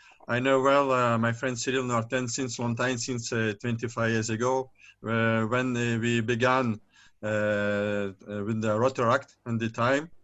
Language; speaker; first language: English; non-native, learner; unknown